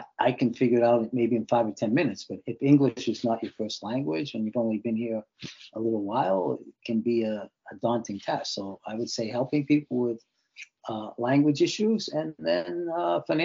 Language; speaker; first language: English; native; English